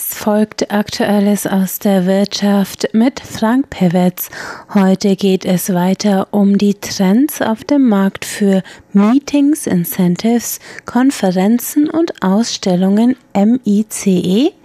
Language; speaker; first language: German; native; German